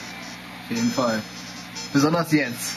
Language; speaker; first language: German; native; German